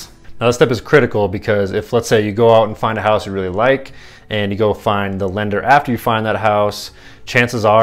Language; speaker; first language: English; native; English